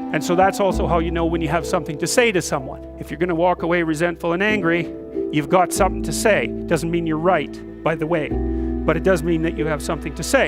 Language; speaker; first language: English; native; English